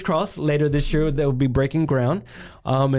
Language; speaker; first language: English; early bilingual, other home language; Spanish